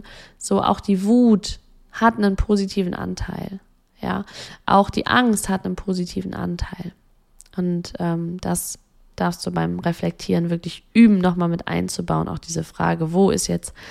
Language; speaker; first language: German; native; German